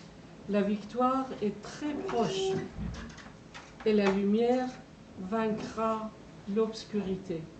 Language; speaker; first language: French; non-native, fluent; Persian